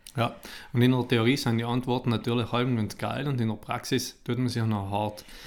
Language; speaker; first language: German; native; German